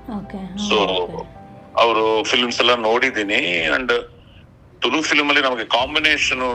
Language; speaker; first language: Kannada; non-native, local second language; Telugu